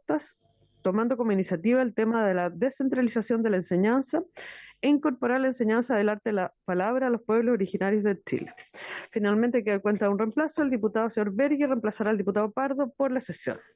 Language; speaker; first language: Spanish; native; Spanish